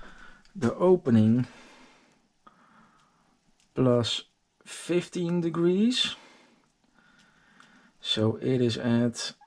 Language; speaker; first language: English; non-native, fluent; Dutch